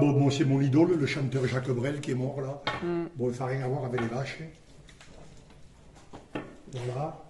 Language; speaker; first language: French; native; French